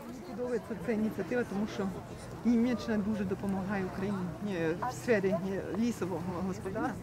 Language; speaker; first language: Ukrainian; non-native, learner; German